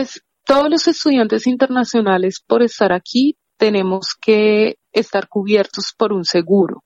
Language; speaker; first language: Spanish; native; Spanish